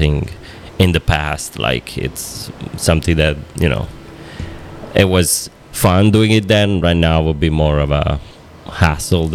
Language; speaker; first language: English; non-native, fluent; Italian